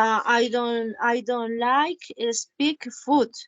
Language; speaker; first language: English; non-native, learner; Spanish